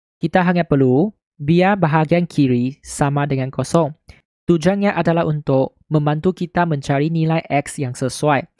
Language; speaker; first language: Malay; non-native, local second language; Chinese